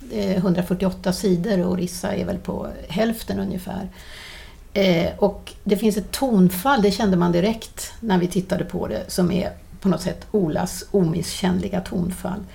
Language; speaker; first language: Swedish; native; Swedish